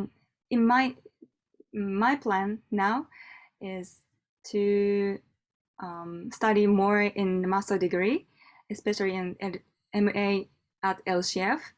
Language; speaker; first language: English; non-native, learner; Japanese